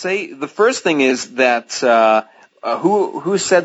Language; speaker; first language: English; non-native, fluent; Greek